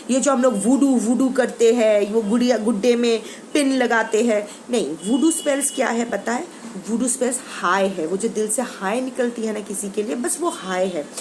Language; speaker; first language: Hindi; non-native, local second language; Bangla